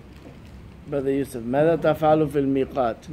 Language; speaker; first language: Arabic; non-native, fluent; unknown